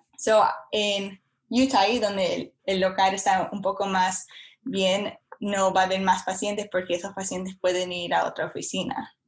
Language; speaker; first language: Spanish; early bilingual, heritage; Spanish